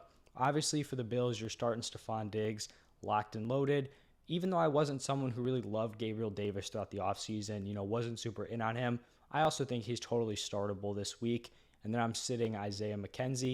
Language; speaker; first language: English; native; English